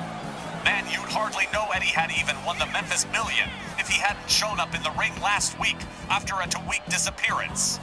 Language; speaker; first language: English; native; English